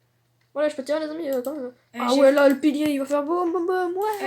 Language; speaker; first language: French; native; French